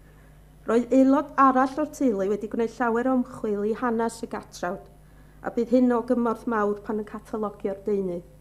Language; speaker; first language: Welsh; native; Welsh